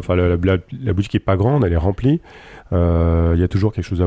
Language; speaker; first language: French; native; French